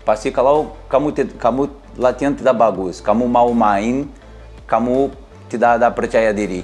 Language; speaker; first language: Indonesian; non-native, learner; Portuguese